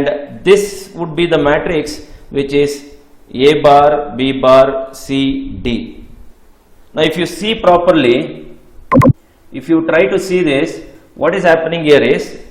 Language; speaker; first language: English; non-native, local second language; Kannada